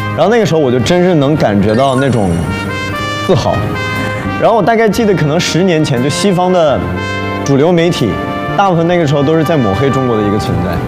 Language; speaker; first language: Chinese; non-native, fluent; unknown